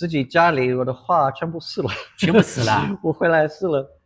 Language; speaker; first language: Chinese; non-native, fluent; English